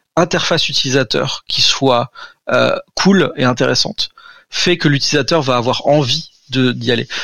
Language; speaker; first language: French; native; French